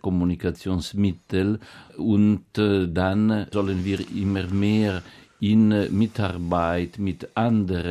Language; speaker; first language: German; non-native, fluent; Italian